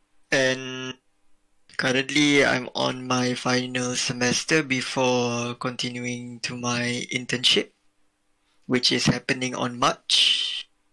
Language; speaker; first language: English; non-native, local second language; Malay